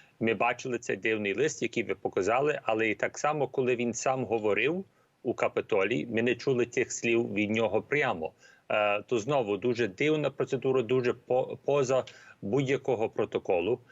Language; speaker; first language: Ukrainian; early bilingual, heritage; Ukrainian